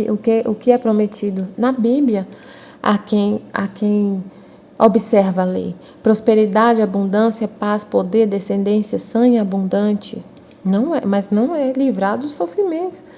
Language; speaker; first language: Portuguese; native; Portuguese